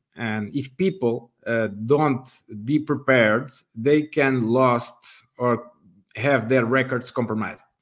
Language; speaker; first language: English; non-native, fluent; Portuguese